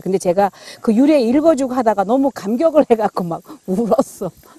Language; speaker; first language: Korean; native; Korean